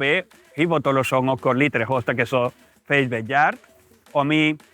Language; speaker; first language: Hungarian; non-native, fluent; Spanish